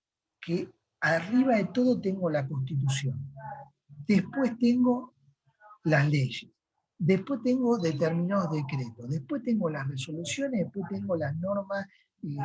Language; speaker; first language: Spanish; native; Spanish